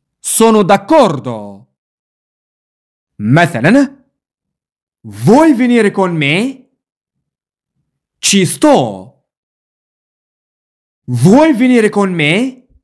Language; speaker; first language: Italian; non-native, fluent; Arabic